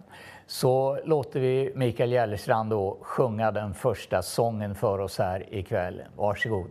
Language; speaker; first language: Swedish; native; Swedish